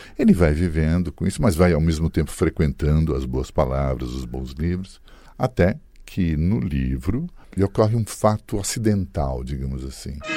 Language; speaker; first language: Portuguese; early bilingual, other home language; Italian